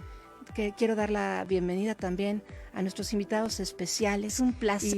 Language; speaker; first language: Spanish; native; Spanish